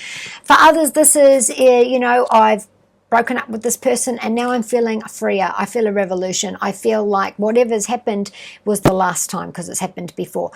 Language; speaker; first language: English; native; English